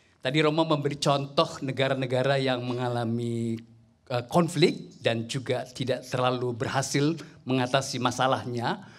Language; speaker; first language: Indonesian; native; Indonesian